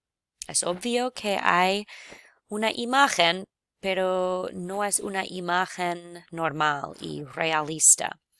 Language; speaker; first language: Spanish; non-native, fluent; English